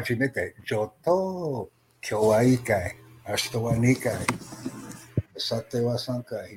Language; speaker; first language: Japanese; non-native, learner; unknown